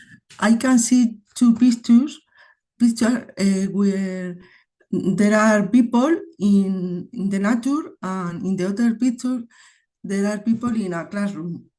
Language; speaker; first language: English; non-native, learner; Spanish